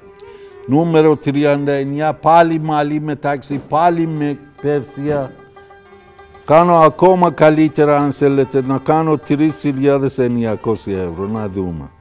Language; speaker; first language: Greek; non-native, learner; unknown